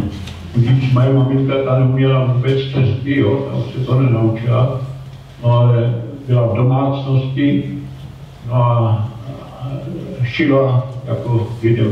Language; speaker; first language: Czech; non-native, local second language; German